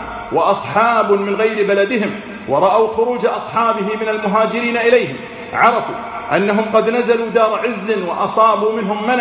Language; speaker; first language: Arabic; native; Arabic